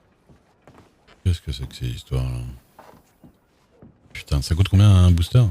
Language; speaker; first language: French; native; French